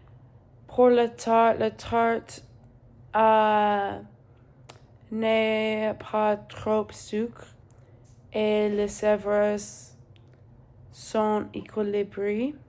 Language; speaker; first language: French; non-native, learner; English